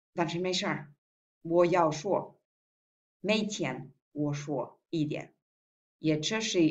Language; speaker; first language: Chinese; non-native, learner; Finnish